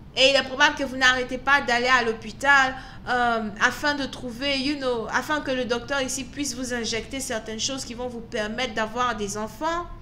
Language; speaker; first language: French; native; French